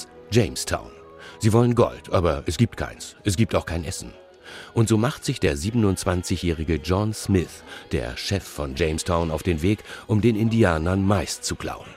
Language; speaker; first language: German; native; German